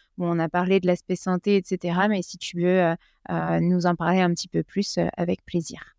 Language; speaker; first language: French; native; French